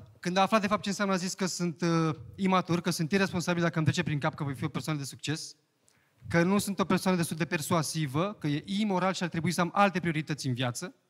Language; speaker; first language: Romanian; native; Romanian